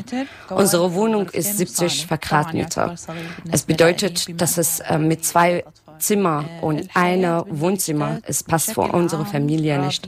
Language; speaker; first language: German; non-native, learner; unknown